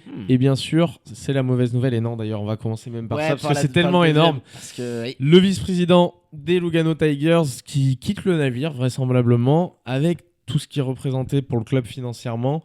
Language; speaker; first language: French; native; French